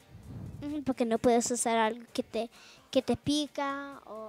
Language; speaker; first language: Spanish; early bilingual, heritage; Spanish